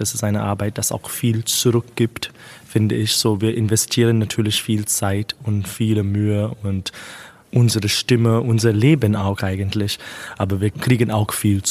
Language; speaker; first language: German; non-native, fluent; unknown